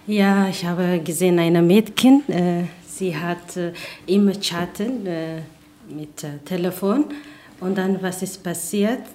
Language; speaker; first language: German; non-native, learner; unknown